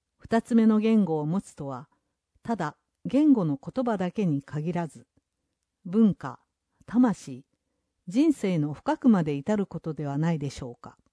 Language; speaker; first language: Japanese; non-native, fluent; English